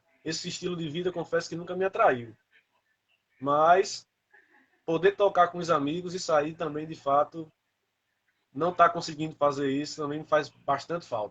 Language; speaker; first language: Portuguese; native; Portuguese